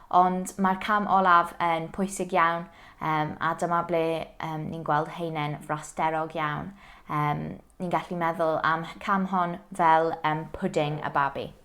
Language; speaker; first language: Welsh; non-native, local second language; English